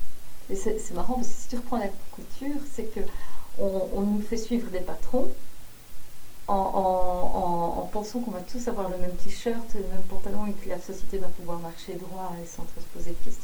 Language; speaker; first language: French; native; French